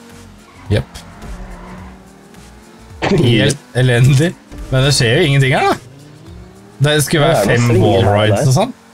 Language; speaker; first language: Norwegian; native; Norwegian